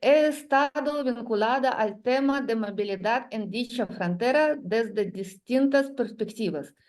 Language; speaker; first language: Spanish; non-native, learner; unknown